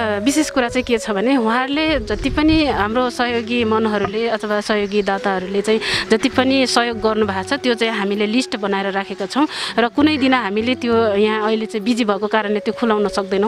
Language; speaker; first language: Nepali; native; Nepali